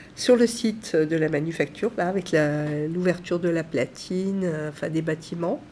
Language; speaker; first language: French; native; French